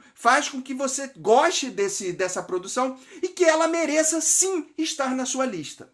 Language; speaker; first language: Portuguese; native; Portuguese